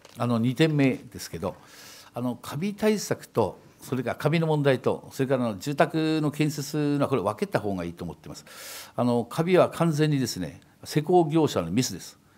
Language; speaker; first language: Japanese; native; Japanese